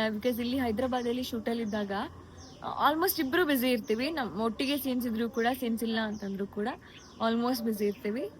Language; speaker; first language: Kannada; non-native, local second language; Lambadi